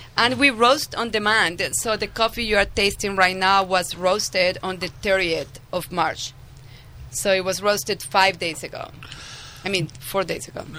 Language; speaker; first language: English; non-native, fluent; Spanish